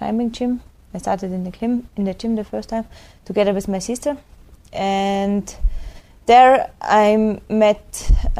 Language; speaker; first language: English; non-native, fluent; German